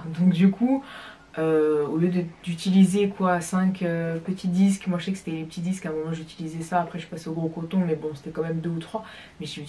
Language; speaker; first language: French; native; French